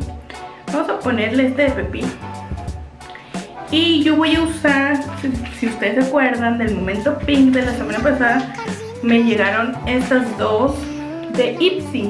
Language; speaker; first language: Spanish; native; Spanish